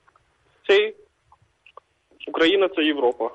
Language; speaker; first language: Catalan; non-native, fluent; Ukrainian